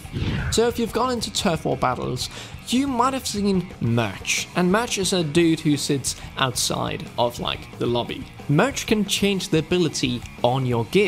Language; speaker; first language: English; non-native, fluent; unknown